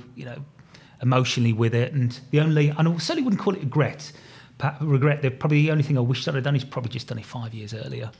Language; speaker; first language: English; native; English